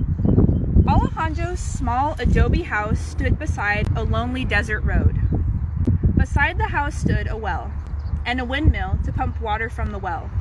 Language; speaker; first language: English; native; English